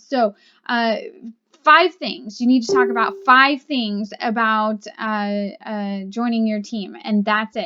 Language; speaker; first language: English; native; English